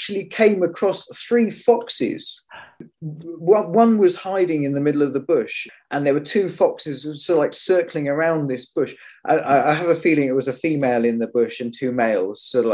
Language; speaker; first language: English; native; English